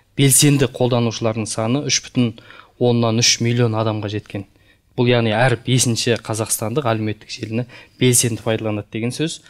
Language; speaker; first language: Kazakh; native; Kazakh